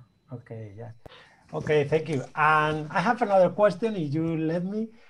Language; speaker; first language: English; non-native, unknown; Spanish